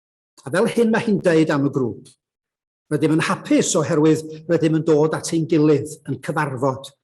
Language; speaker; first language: Welsh; native; Welsh